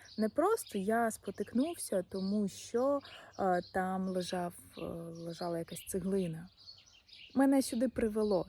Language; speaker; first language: Ukrainian; non-native, local second language; Russian